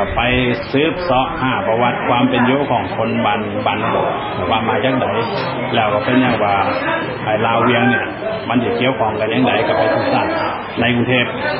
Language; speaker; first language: Thai; non-native, local second language; Lao